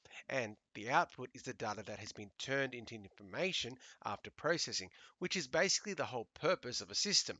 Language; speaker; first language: English; native; English